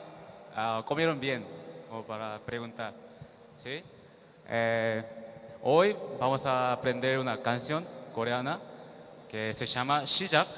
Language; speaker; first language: Spanish; non-native, learner; Korean